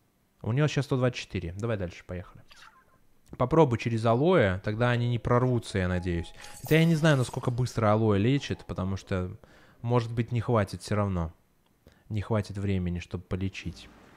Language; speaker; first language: Russian; native; Russian